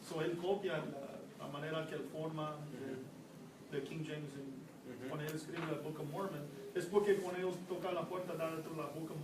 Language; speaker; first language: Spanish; non-native, learner; English